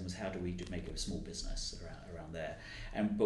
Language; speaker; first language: English; native; English